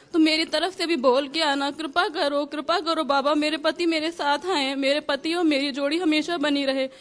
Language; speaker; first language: Hindi; native; Hindi